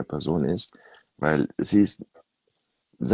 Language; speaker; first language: German; non-native, fluent; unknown